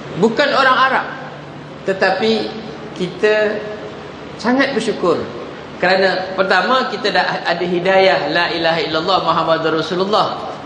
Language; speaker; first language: Malay; non-native, local second language; Javanese